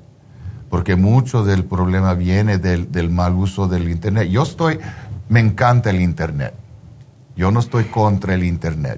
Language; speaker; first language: Spanish; early bilingual, heritage; Spanish